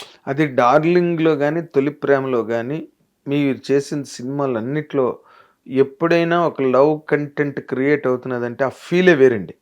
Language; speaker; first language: Telugu; native; Telugu